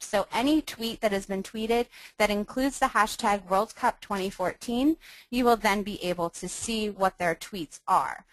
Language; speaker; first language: English; native; English